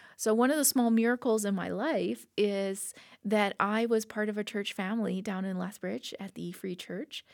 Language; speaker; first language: English; native; English